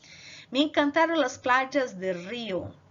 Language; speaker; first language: Spanish; non-native, learner; Portuguese